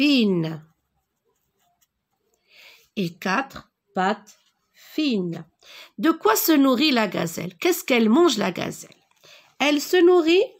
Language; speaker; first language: French; non-native, local second language; Arabic